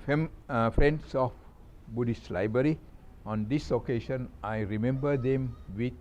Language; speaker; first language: English; non-native, local second language; Sinhala